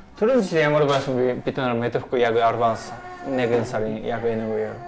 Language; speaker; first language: Mongolian; non-native, learner; Japanese